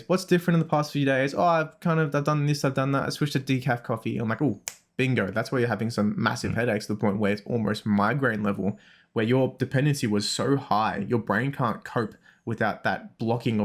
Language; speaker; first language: English; native; English